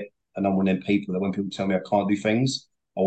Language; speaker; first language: English; native; English